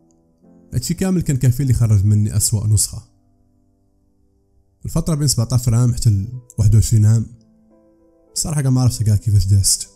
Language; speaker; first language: Arabic; native; Arabic